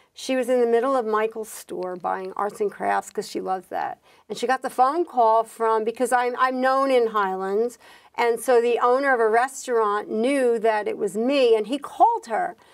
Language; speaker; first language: English; native; English